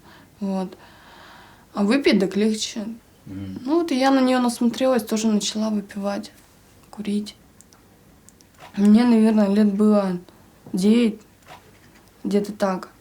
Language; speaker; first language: Russian; native; Russian